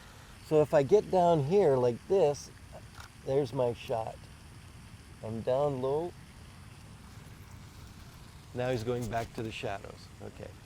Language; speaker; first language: English; native; English